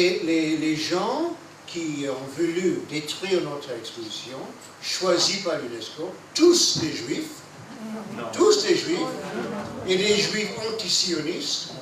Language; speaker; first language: French; non-native, fluent; English